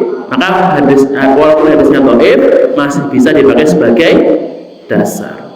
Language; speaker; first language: Indonesian; non-native, local second language; Javanese